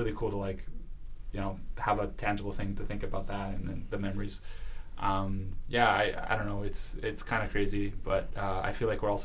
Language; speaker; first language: English; early bilingual, other home language; Russian